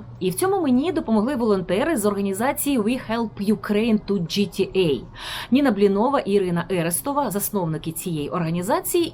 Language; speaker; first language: Ukrainian; native; Ukrainian